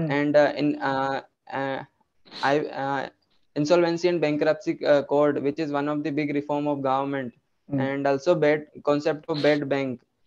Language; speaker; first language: English; non-native, local second language; Hindi